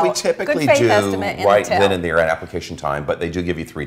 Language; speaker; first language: English; native; English